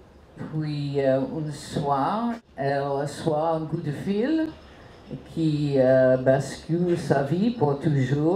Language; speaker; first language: French; non-native, fluent; English